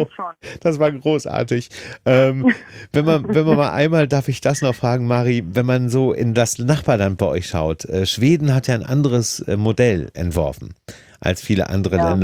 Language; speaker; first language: German; native; German